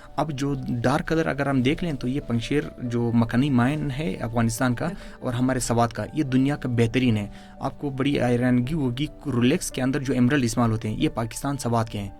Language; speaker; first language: Urdu; non-native, local second language; Pashto